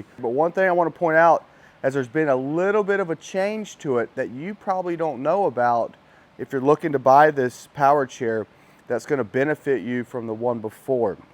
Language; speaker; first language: English; native; English